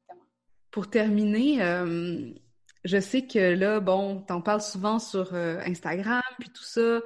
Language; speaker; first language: French; native; French